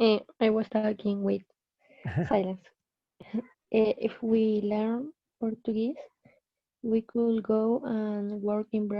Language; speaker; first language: English; non-native, learner; Spanish